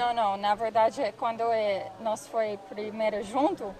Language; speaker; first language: Portuguese; non-native, learner; English